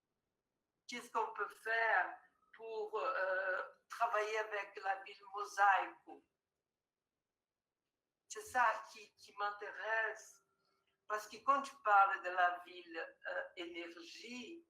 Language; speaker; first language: French; non-native, fluent; Portuguese